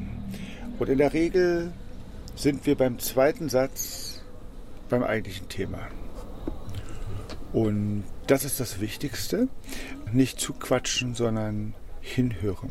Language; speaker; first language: German; native; German